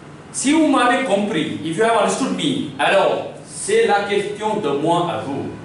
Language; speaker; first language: French; non-native, fluent; Hindi